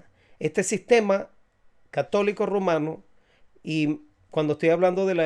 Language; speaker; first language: Spanish; native; Spanish